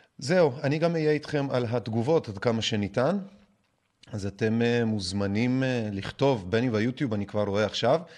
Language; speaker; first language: Hebrew; early bilingual, other home language; Russian